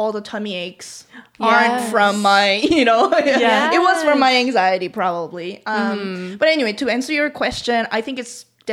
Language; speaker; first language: English; non-native, fluent; Korean